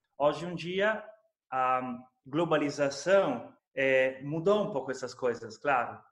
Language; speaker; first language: Portuguese; non-native, fluent; Italian